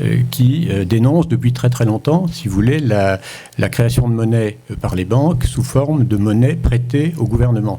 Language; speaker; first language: French; native; French